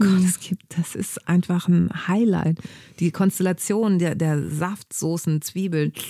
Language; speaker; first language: German; early bilingual, other home language; Greek